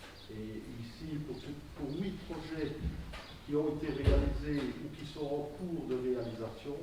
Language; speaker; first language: French; native; French